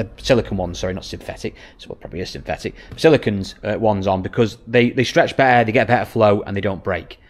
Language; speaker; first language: English; native; English